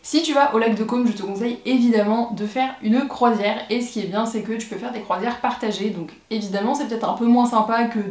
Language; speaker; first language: French; native; French